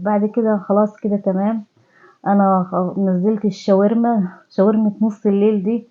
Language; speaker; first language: Arabic; native; Arabic